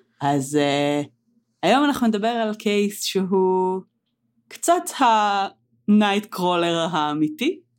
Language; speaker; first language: Hebrew; native; Hebrew